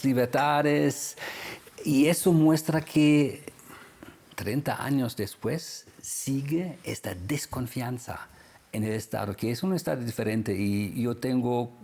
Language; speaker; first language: Spanish; non-native, fluent; German